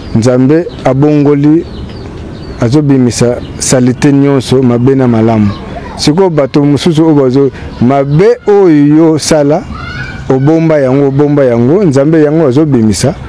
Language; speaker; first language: Lingala; non-native, local second language; Kongo